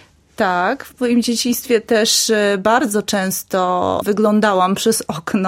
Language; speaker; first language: Polish; native; Polish